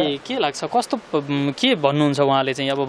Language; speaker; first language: Nepali; native; Nepali